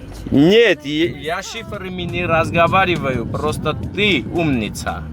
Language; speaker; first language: Russian; non-native, learner; Armenian